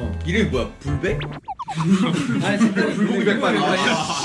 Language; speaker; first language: Korean; native; Korean